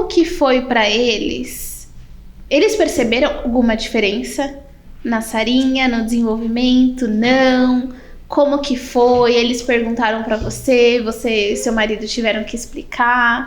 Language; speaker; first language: Portuguese; native; Portuguese